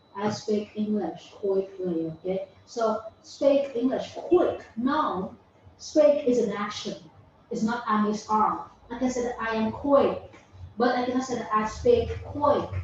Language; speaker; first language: English; non-native, fluent; Vietnamese